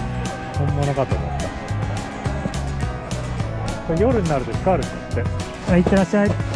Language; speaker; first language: Japanese; native; Japanese